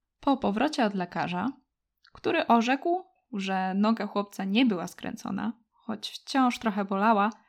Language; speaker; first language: Polish; native; Polish